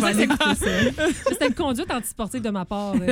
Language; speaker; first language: French; native; French